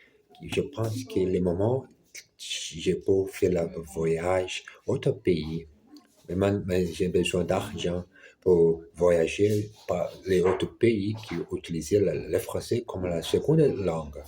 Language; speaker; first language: French; non-native, learner; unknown